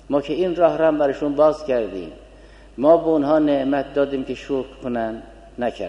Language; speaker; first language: Persian; native; Persian